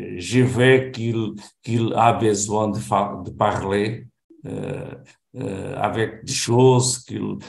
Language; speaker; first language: French; non-native, fluent; Portuguese